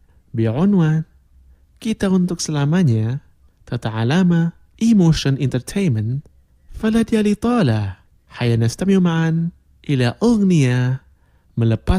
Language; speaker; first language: Arabic; non-native, fluent; Indonesian